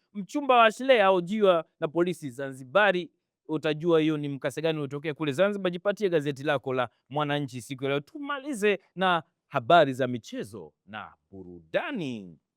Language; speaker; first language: Swahili; native; Swahili